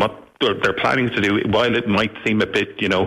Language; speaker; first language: English; native; English